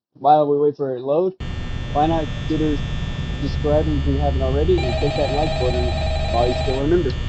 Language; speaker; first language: English; native; English